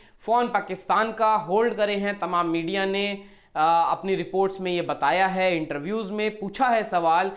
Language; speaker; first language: Hindi; native; Hindi